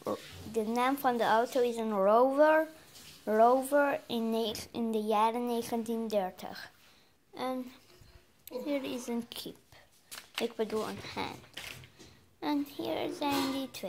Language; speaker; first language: Dutch; early bilingual, other home language; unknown